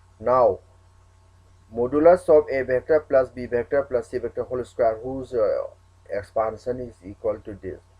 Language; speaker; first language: English; non-native, local second language; Manipuri